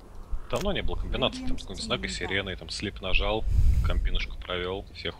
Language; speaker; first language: Russian; native; Russian